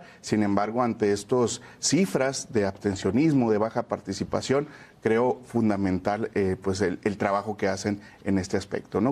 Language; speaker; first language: Spanish; native; Spanish